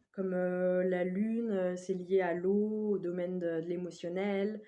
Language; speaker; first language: French; native; French